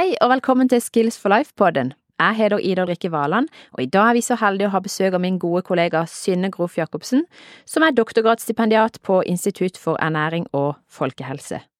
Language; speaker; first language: Norwegian; native; Norwegian